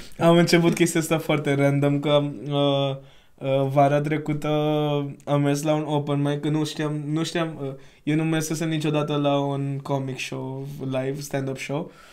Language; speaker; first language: Romanian; non-native, fluent; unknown